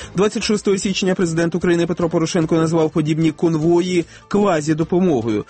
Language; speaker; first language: Ukrainian; native; Ukrainian